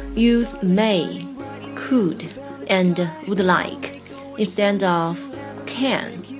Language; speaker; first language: English; non-native, fluent; Chinese